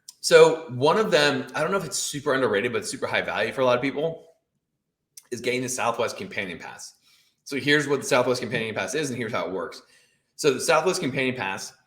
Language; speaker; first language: English; native; English